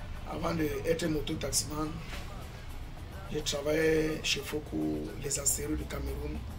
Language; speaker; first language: French; non-native, local second language; English